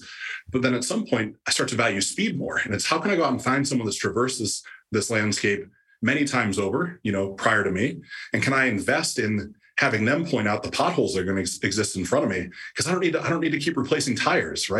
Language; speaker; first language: English; native; English